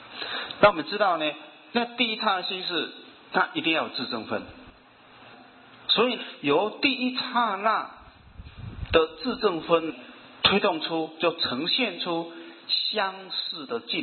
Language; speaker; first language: Chinese; native; Chinese